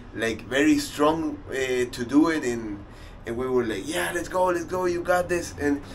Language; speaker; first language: English; non-native, fluent; Spanish